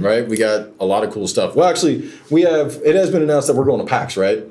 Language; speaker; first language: English; native; English